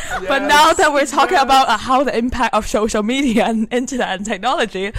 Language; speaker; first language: English; non-native, local second language; Cantonese